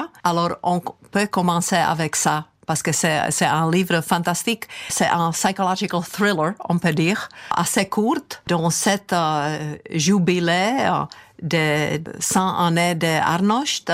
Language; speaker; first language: French; non-native, fluent; Czech